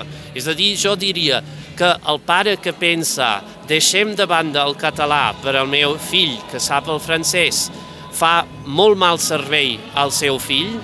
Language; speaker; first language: Catalan; non-native, fluent; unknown